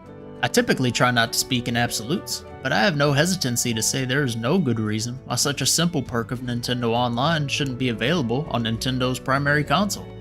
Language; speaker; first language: English; native; English